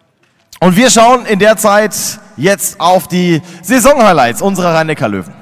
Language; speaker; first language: German; native; German